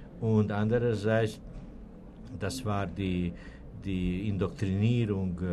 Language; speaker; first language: German; non-native, fluent; Serbian